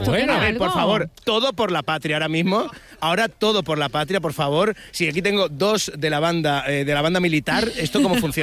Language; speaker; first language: Spanish; native; Spanish